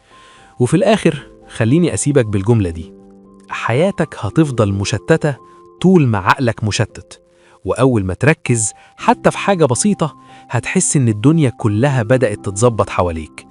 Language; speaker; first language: Arabic; native; Arabic